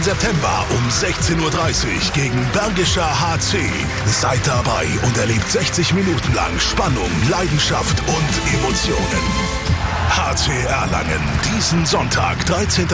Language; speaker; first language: German; native; German